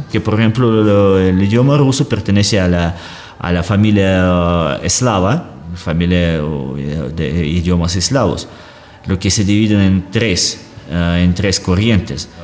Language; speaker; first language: Spanish; non-native, fluent; Russian